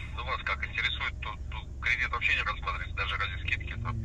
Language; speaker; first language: Russian; native; Russian